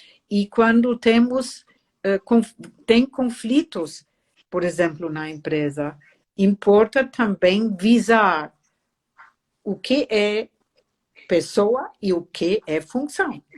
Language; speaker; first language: Portuguese; non-native, fluent; German